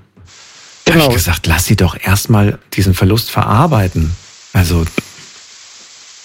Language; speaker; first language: German; native; German